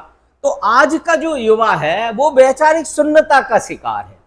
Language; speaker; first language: Hindi; native; Hindi